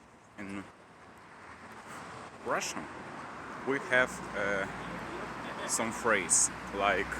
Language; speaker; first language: English; non-native, learner; Russian